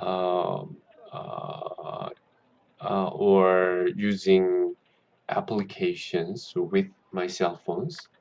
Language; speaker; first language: English; non-native, learner; Korean